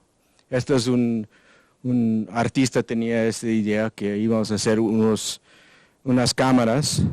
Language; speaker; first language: Spanish; non-native, learner; English